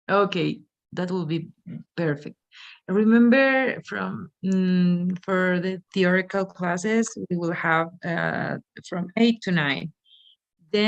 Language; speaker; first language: English; non-native, fluent; Spanish